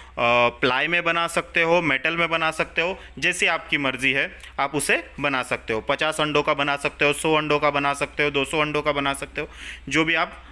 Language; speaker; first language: Hindi; non-native, local second language; Marathi